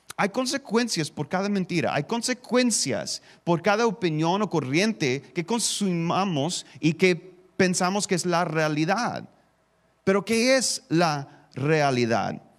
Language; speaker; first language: Spanish; non-native, fluent; English